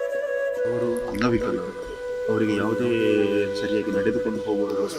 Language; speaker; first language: Kannada; native; Kannada